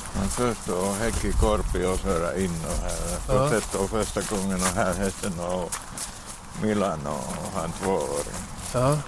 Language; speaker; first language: Swedish; non-native, learner; Finnish